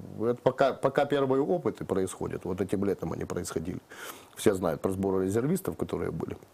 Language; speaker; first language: Russian; native; Russian